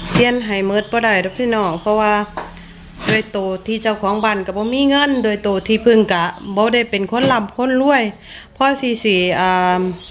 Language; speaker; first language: Thai; native; Thai